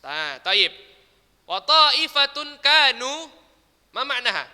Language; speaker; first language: Arabic; non-native, learner; Indonesian